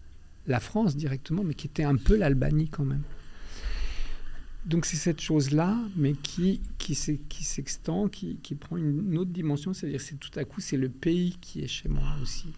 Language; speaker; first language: French; early bilingual, other home language; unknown